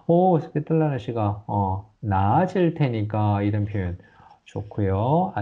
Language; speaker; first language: Korean; native; Korean